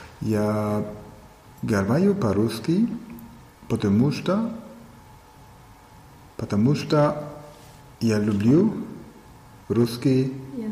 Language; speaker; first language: Russian; non-native, learner; German